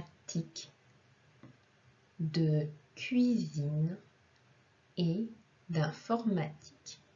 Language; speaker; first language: French; non-native, fluent; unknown